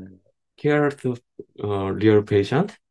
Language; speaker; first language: English; non-native, learner; Japanese